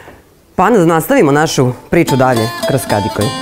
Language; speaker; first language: Serbian; native; Serbian